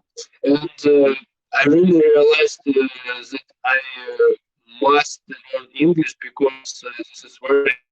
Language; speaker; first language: English; non-native, learner; Belarusian